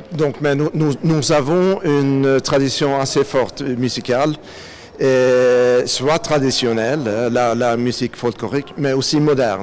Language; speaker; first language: French; non-native, fluent; Swedish